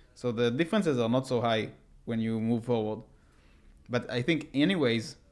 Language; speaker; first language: English; non-native, fluent; Hebrew